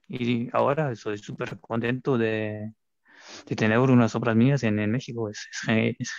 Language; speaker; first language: Spanish; non-native, fluent; German